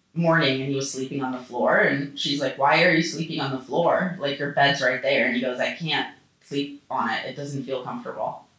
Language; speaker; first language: English; early bilingual, other home language; Russian